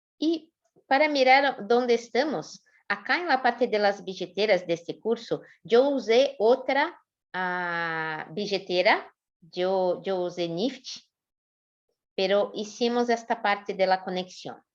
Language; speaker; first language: Spanish; non-native, fluent; Portuguese